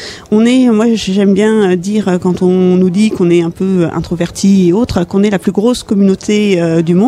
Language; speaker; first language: French; native; French